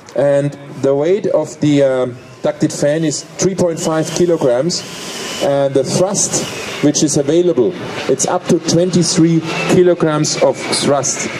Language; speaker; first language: English; non-native, fluent; German